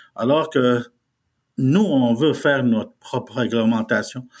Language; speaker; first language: French; non-native, fluent; Innu-aimun